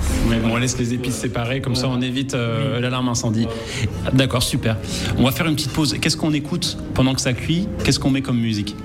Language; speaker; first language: French; native; French